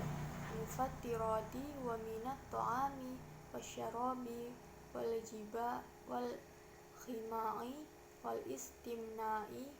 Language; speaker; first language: Arabic; non-native, learner; Indonesian